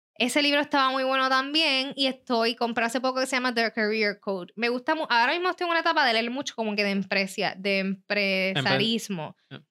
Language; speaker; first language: Spanish; native; Spanish